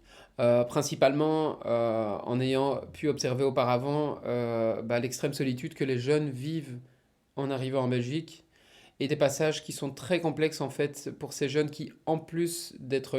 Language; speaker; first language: French; native; French